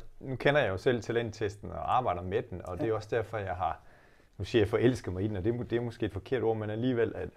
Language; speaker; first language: Danish; native; Danish